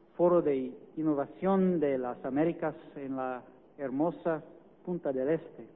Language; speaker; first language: Spanish; non-native, learner; English